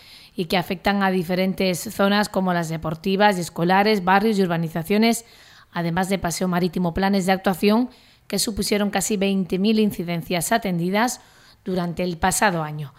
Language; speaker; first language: Spanish; native; Spanish